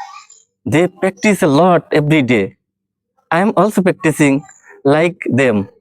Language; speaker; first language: English; non-native, learner; Bangla